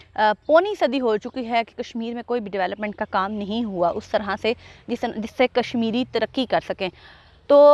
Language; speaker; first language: Urdu; non-native, local second language; Punjabi